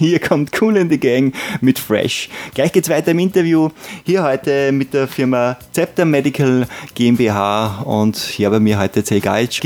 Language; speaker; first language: German; native; German